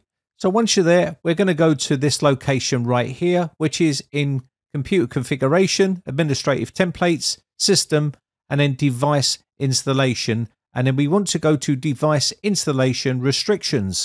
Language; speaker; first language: English; native; English